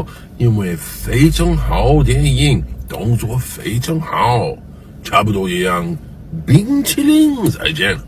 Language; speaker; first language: Chinese; non-native, learner; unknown